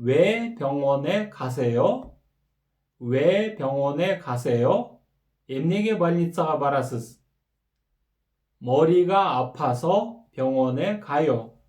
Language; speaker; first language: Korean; non-native, fluent; Kyrgyz